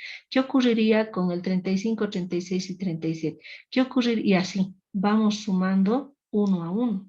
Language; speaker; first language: Spanish; native; Spanish